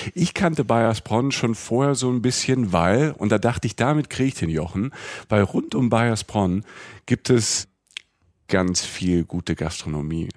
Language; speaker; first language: German; native; German